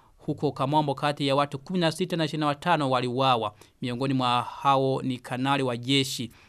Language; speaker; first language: Swahili; non-native, local second language; Rundi